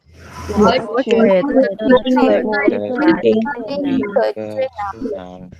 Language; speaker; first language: Chinese; non-native, learner; Indonesian